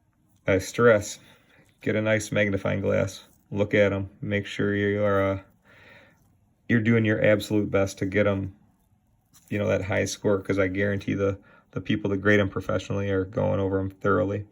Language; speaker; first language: English; native; English